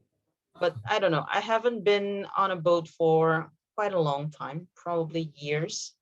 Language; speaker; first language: English; non-native, fluent; Indonesian